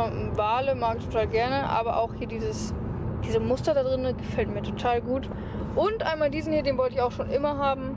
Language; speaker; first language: German; native; German